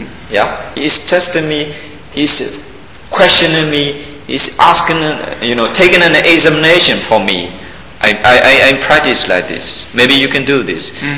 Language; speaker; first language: English; non-native, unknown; Burmese